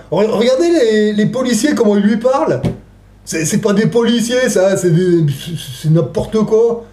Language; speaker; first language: French; native; French